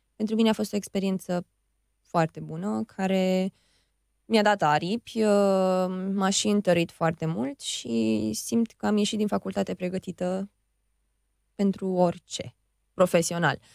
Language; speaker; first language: Romanian; native; Romanian